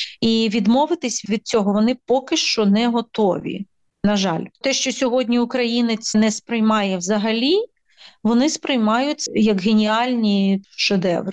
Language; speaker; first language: Ukrainian; native; Ukrainian